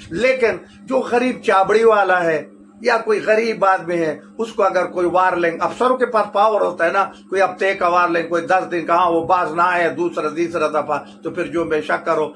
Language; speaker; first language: Urdu; non-native, local second language; Pashto